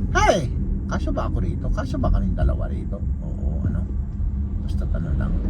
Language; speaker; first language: Filipino; native; Filipino